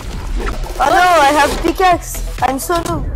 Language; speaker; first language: English; non-native, learner; French